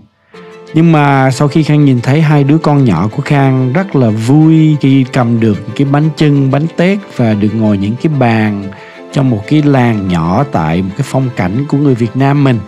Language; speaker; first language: Vietnamese; early bilingual, heritage; Vietnamese